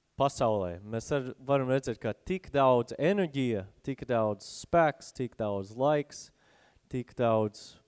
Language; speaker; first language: Latvian; non-native, fluent; English